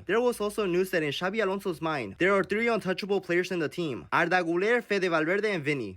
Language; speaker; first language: English; native; English